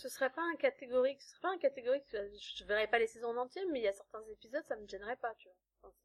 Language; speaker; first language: French; native; French